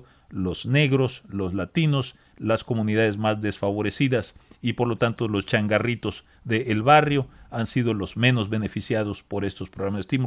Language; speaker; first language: Spanish; native; Spanish